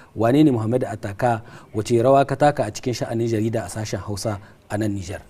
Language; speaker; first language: Hausa; native; Hausa